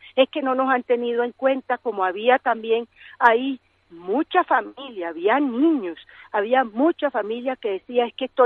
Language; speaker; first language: Spanish; native; Spanish